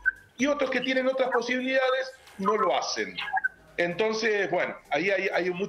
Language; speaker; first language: Spanish; native; Spanish